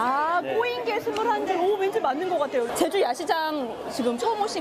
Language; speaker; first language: Korean; native; Korean